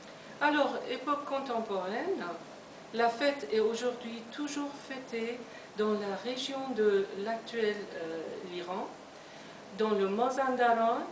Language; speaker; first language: French; non-native, fluent; Persian